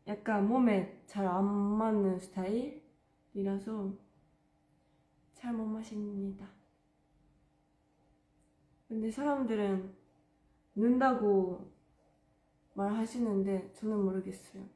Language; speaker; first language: Korean; non-native, fluent; Japanese